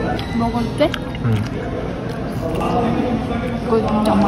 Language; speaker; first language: Korean; non-native, learner; Ukrainian